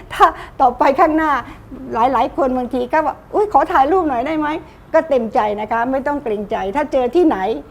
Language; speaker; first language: Thai; native; Thai